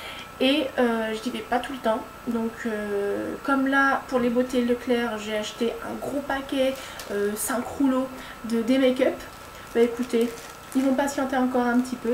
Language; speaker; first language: French; native; French